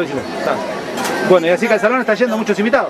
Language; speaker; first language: Spanish; native; Spanish